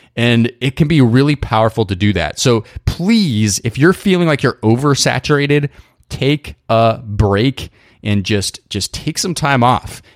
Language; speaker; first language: English; native; English